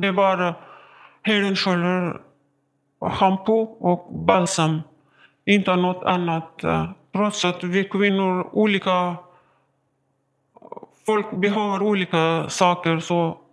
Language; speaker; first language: Swedish; non-native, learner; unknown